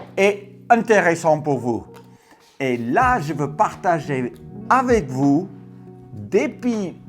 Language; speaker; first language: French; non-native, fluent; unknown